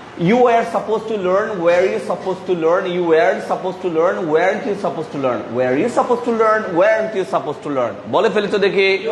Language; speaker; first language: English; non-native, local second language; Bangla